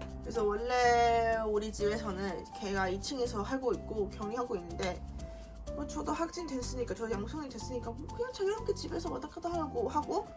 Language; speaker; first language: Korean; non-native, fluent; Chinese